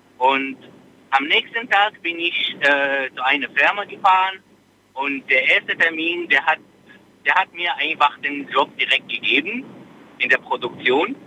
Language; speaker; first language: German; non-native, fluent; Arabic